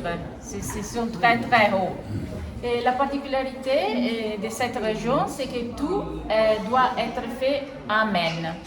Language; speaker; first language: French; non-native, fluent; Italian